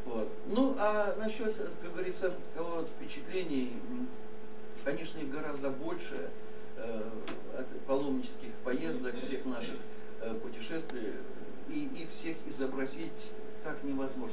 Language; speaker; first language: Russian; native; Russian